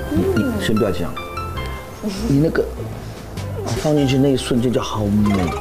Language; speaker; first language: Chinese; native; Chinese